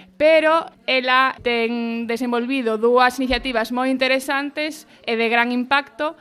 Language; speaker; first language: Galician; native; Galician